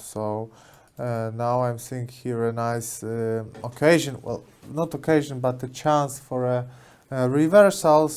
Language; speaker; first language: English; non-native, fluent; Polish